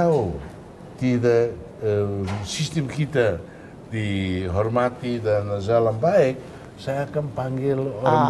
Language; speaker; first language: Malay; non-native, fluent; Tetum